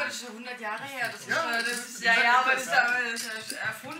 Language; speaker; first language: German; native; German